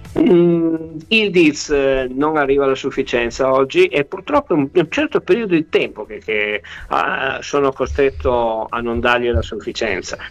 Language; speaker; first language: Italian; native; Italian